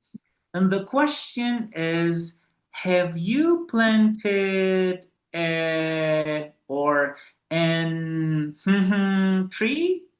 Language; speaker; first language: English; non-native, fluent; Spanish